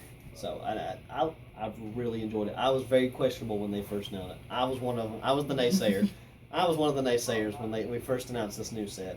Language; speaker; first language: English; native; English